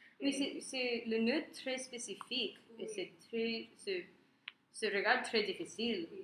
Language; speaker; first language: French; non-native, learner; English